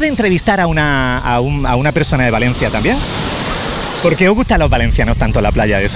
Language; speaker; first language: Spanish; native; Spanish